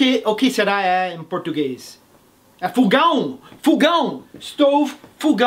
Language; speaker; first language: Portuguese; non-native, fluent; English